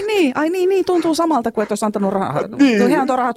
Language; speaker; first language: Finnish; native; Finnish